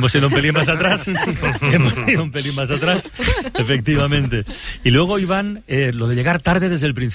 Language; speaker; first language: Spanish; native; Spanish